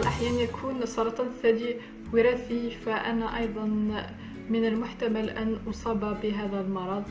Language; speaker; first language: Arabic; native; Arabic